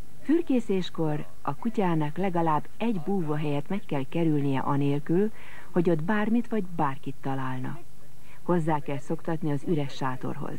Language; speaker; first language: Hungarian; native; Hungarian